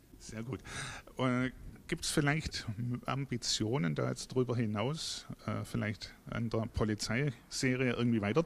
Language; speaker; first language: German; native; German